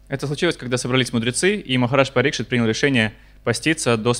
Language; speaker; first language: Russian; native; Russian